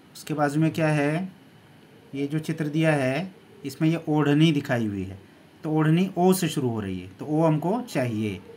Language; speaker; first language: Hindi; native; Hindi